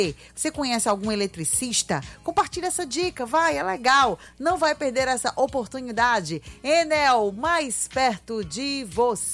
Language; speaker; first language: Portuguese; native; Portuguese